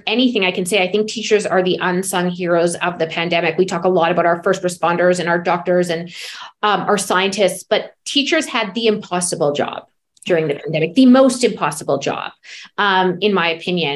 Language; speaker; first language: English; native; English